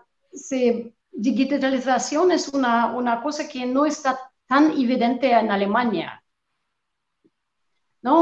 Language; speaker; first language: Spanish; non-native, fluent; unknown